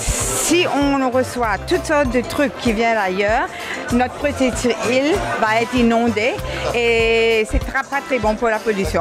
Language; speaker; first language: French; non-native, local second language; Morisyen